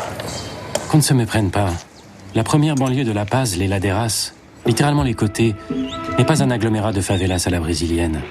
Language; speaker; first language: French; native; French